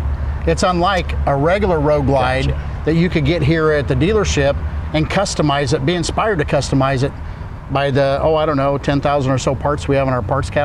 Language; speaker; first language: English; native; English